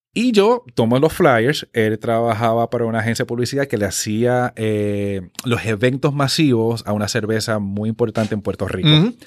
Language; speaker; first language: Spanish; native; Spanish